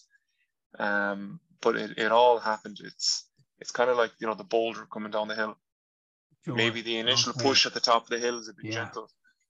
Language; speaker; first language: English; non-native, local second language; Irish